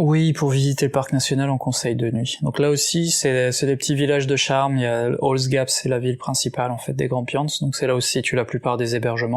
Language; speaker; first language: French; native; French